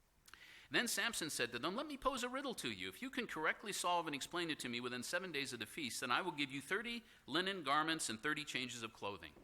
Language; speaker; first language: English; native; English